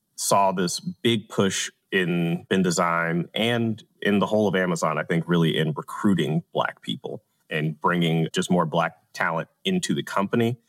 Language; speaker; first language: English; native; English